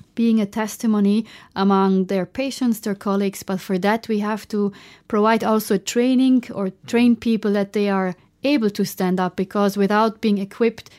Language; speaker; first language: English; non-native, fluent; German